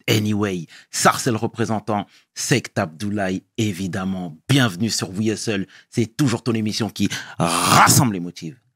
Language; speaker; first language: French; early bilingual, other home language; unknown